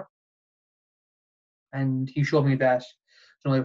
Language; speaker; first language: English; native; English